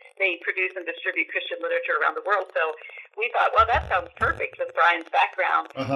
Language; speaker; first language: English; native; English